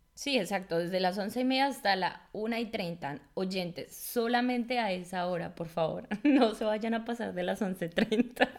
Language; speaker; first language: Spanish; native; Spanish